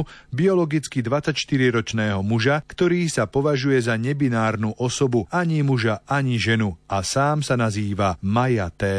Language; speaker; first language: Slovak; native; Slovak